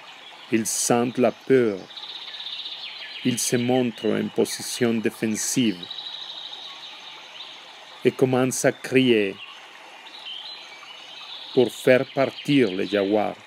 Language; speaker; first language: French; non-native, learner; Spanish